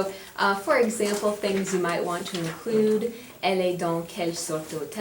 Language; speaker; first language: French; non-native, fluent; English